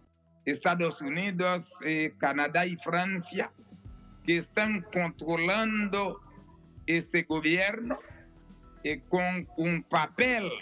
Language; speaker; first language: Spanish; non-native, fluent; Haitian Creole